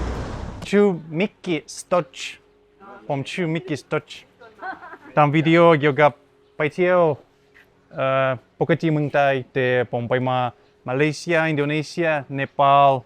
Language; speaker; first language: Thai; non-native, learner; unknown